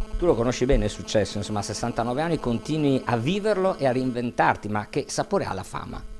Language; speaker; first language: Italian; native; Italian